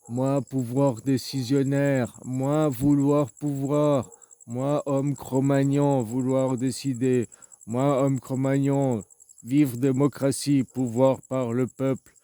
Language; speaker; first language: French; native; French